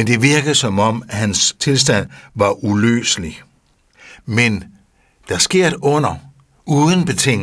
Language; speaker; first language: Danish; native; Danish